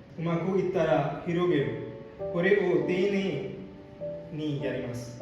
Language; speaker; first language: Japanese; non-native, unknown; Hindi